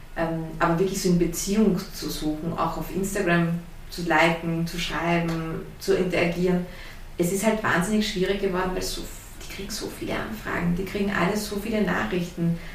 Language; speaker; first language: German; early bilingual, heritage; German